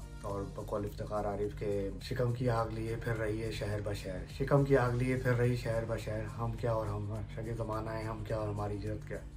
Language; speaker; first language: Urdu; native; Urdu